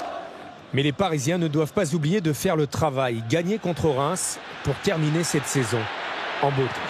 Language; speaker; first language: French; native; French